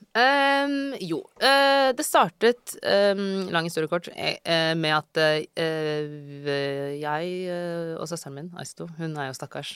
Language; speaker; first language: Norwegian; native; Norwegian